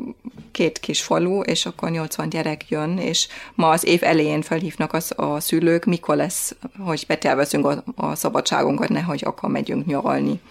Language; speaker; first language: Hungarian; non-native, fluent; German